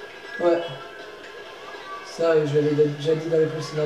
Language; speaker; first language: French; native; French